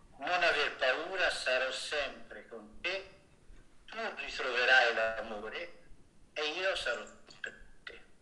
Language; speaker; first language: Italian; native; Italian